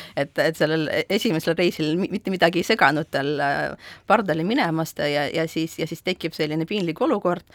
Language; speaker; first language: Estonian; non-native, local second language; Russian